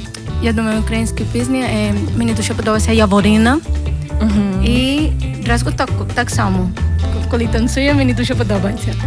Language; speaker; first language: Ukrainian; non-native, learner; Spanish